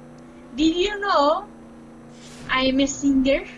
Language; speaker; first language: English; non-native, learner; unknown